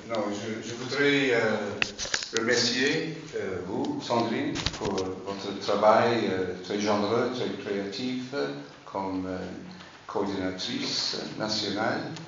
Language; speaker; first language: French; non-native, learner; English